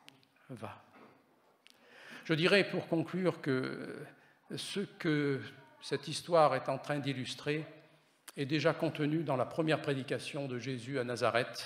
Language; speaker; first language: French; native; French